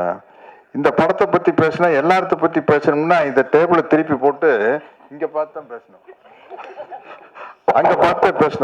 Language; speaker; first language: Tamil; native; Tamil